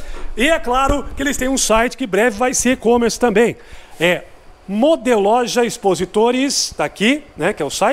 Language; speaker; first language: Portuguese; native; Portuguese